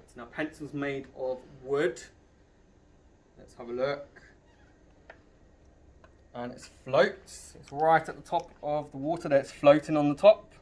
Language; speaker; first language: English; native; English